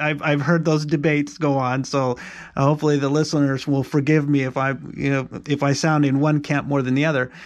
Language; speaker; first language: English; native; English